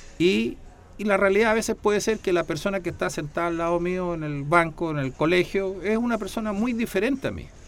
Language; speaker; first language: Spanish; native; Spanish